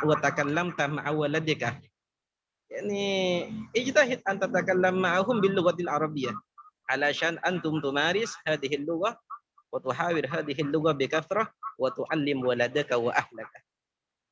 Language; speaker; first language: Arabic; non-native, fluent; Malay